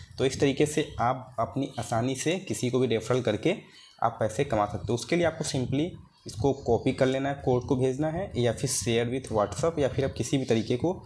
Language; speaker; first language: Hindi; native; Hindi